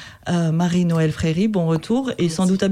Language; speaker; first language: French; native; French